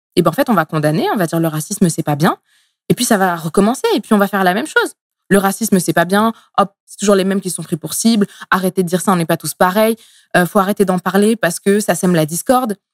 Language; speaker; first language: French; early bilingual, other home language; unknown